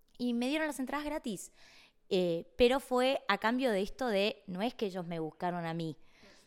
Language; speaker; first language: Spanish; native; Spanish